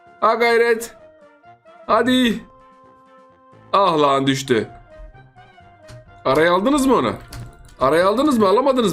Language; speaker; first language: Turkish; native; Turkish